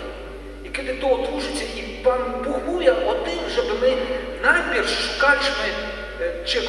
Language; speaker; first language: Polish; non-native, learner; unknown